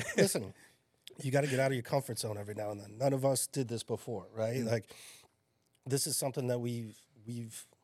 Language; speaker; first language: English; native; English